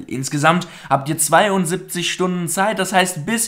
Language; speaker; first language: German; native; German